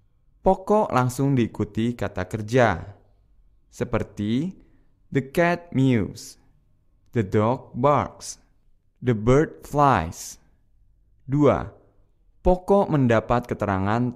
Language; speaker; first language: Indonesian; native; Indonesian